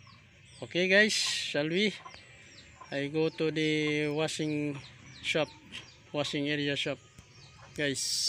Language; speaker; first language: English; non-native, learner; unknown